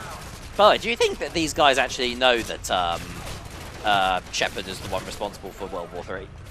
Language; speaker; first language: English; native; English